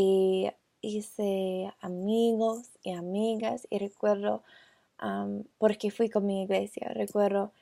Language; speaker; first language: Spanish; non-native, learner; English